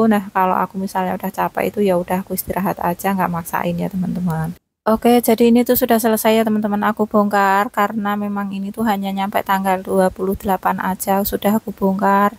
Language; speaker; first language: Indonesian; native; Indonesian